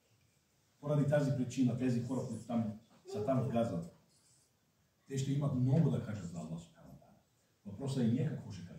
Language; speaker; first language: Bulgarian; non-native, fluent; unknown